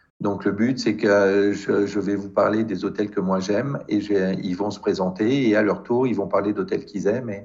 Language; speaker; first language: French; native; French